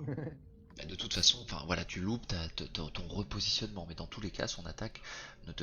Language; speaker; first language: French; native; French